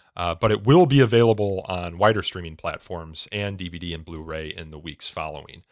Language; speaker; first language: English; native; English